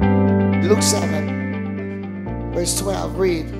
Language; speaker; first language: English; native; English